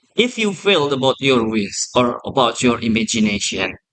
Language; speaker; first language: English; non-native, learner; Indonesian